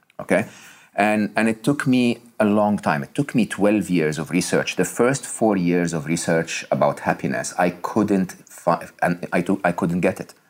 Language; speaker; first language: English; non-native, fluent; Arabic